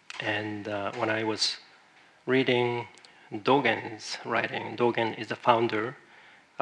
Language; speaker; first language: English; non-native, fluent; Japanese